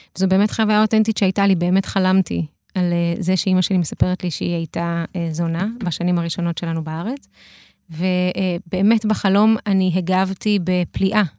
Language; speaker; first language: Hebrew; early bilingual, other home language; Russian